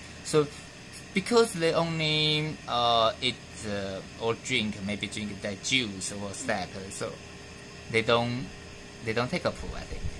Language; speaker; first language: English; non-native, fluent; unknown